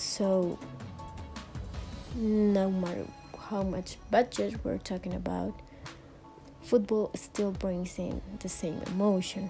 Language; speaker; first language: English; non-native, fluent; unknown